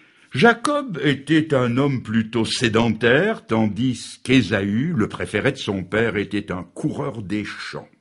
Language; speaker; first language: French; native; French